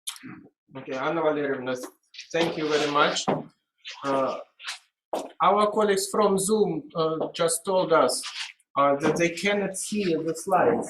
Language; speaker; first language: English; non-native, fluent; Russian